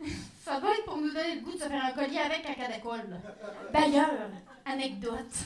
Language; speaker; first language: French; native; French